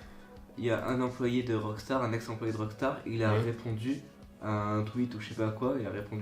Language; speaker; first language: French; native; French